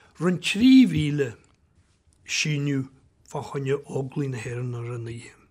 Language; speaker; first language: Irish; native; Irish